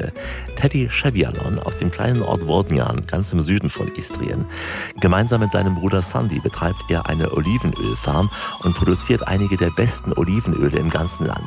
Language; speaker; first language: German; native; German